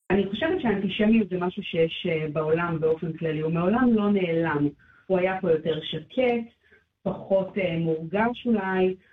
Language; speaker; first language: Hebrew; native; Hebrew